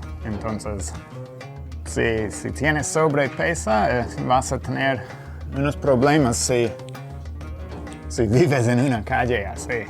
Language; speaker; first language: Spanish; non-native, fluent; English